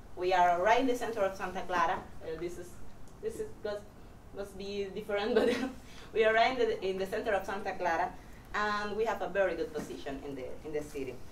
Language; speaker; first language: English; non-native, fluent; Spanish